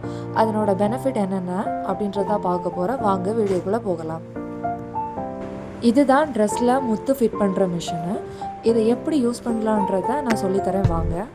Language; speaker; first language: Tamil; native; Tamil